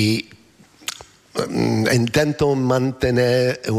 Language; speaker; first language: Spanish; non-native, learner; English